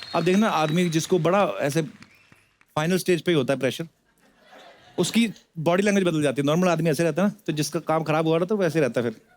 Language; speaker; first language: Hindi; non-native, local second language; Punjabi